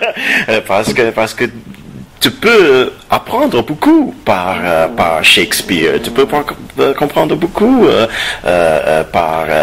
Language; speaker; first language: French; non-native, fluent; English